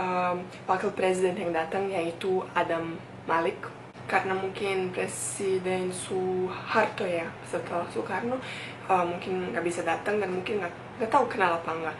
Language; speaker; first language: Indonesian; non-native, fluent; Bosnian